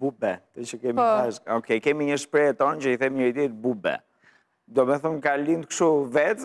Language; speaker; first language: Albanian; native; Albanian